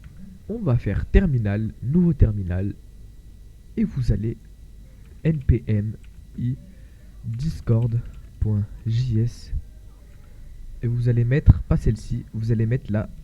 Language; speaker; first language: French; native; French